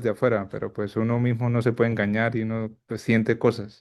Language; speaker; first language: Spanish; native; Spanish